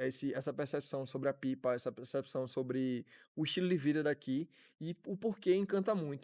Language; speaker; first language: Portuguese; native; Portuguese